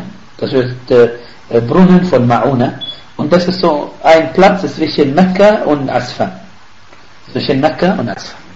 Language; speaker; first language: German; non-native, fluent; Arabic